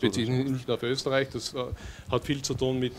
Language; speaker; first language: German; native; German